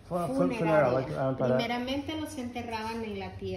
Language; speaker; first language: Spanish; native; Spanish